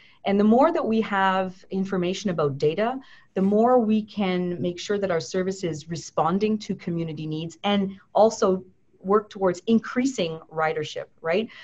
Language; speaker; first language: English; native; English